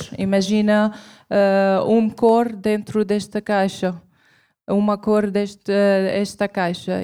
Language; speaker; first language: Portuguese; non-native, fluent; Arabic